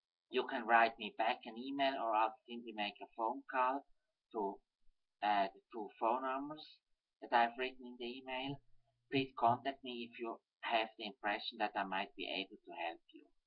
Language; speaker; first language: English; non-native, fluent; Swiss German